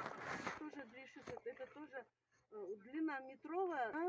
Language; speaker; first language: Russian; non-native, local second language; Kyrgyz